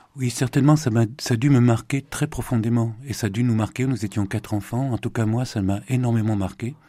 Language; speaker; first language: French; native; French